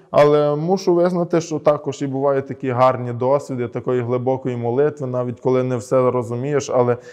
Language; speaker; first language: Ukrainian; early bilingual, heritage; Ukrainian